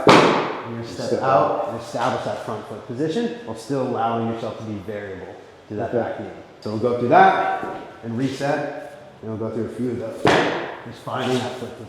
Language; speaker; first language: English; native; English